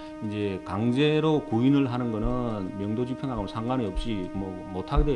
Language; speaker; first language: Korean; native; Korean